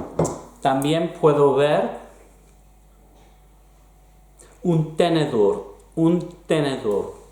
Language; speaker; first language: Spanish; non-native, fluent; English